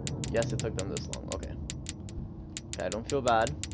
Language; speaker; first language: English; native; English